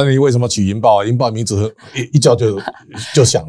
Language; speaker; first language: Chinese; native; Chinese